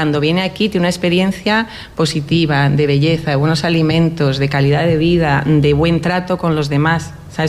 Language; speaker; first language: Spanish; native; Spanish